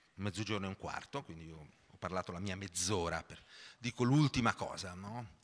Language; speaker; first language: Italian; native; Italian